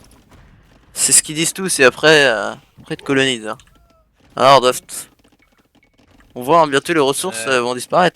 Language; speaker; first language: French; native; French